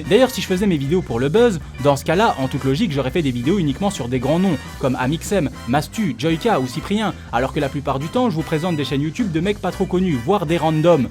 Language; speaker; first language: French; native; French